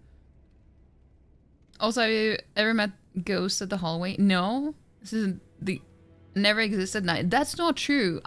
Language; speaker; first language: English; non-native, fluent; Norwegian